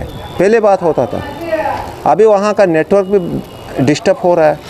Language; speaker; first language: Hindi; non-native, local second language; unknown